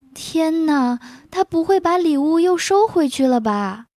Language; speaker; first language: Chinese; native; Chinese